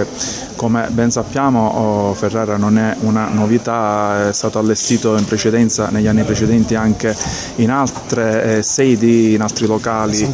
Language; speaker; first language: Italian; native; Italian